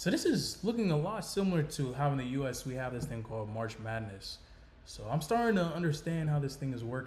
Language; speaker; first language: English; native; English